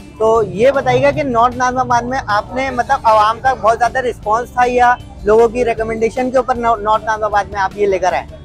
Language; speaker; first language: Urdu; native; Urdu